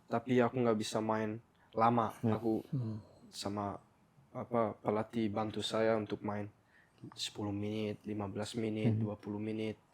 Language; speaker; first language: Indonesian; early bilingual, heritage; English